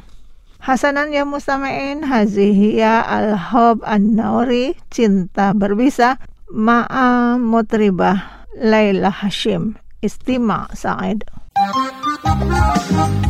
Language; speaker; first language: Arabic; non-native, fluent; Indonesian